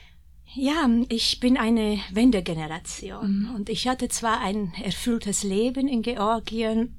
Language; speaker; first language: German; non-native, fluent; Georgian